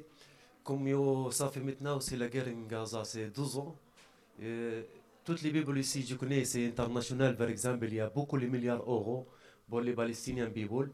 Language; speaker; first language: French; non-native, learner; Arabic